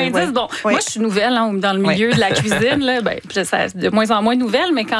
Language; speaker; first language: French; native; French